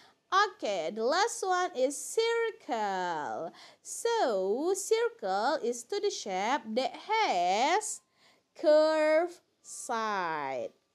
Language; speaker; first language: English; non-native, learner; Indonesian